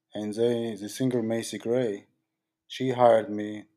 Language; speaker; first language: English; non-native, fluent; Georgian